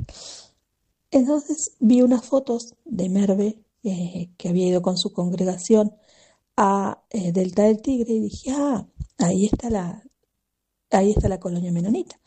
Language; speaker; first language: Spanish; native; Spanish